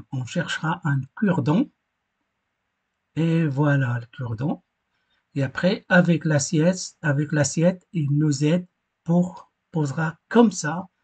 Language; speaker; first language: French; non-native, fluent; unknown